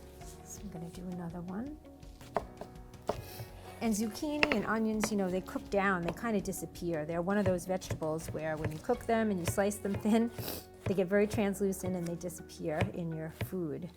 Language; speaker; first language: English; native; English